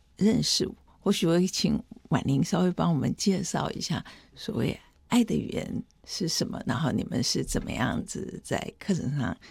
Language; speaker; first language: Chinese; native; Chinese